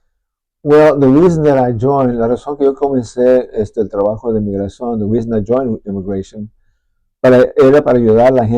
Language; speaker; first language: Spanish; early bilingual, heritage; Spanish